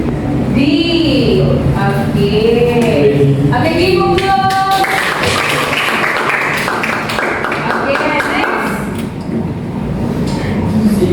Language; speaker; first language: English; non-native, learner; Indonesian